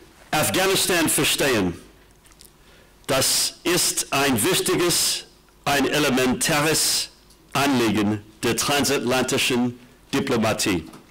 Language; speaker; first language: German; non-native, learner; English